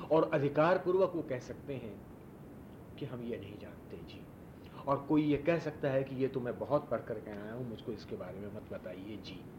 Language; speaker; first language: Hindi; non-native, local second language; Marwari